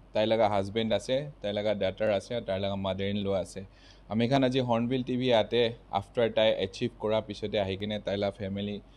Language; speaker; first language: Assamese; non-native, local second language; Hindi